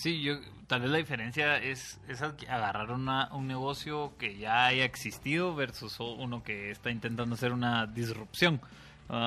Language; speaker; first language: Spanish; native; Spanish